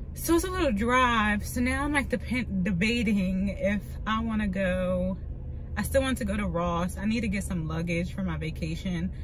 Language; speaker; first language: English; native; English